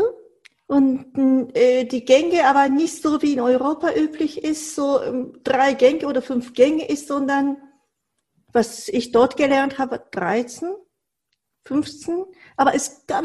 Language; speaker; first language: German; non-native, fluent; Japanese